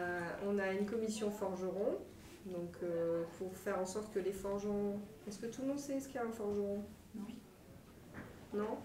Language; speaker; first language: French; native; French